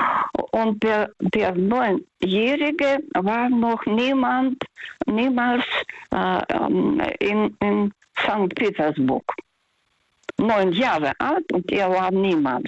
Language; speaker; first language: German; non-native, fluent; Russian